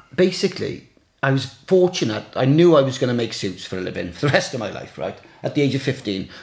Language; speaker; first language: English; native; English